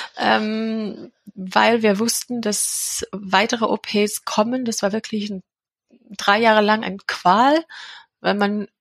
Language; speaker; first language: German; non-native, fluent; English